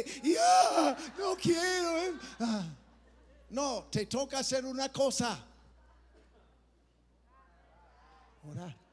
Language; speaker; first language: Spanish; non-native, fluent; English